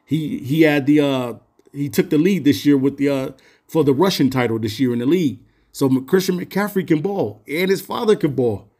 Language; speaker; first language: English; native; English